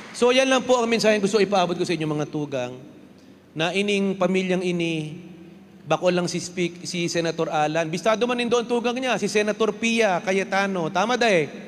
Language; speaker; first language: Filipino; non-native, local second language; Bikol